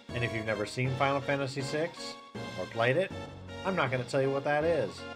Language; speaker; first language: English; native; English